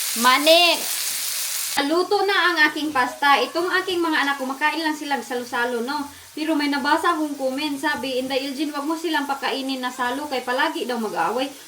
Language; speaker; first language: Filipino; non-native, local second language; Cebuano